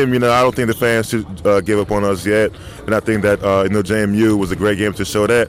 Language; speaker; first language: English; non-native, fluent; French